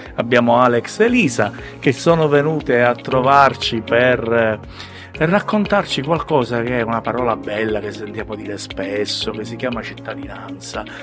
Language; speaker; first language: Italian; native; Italian